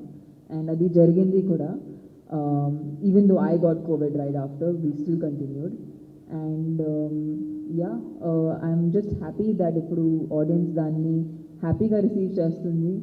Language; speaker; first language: Telugu; non-native, local second language; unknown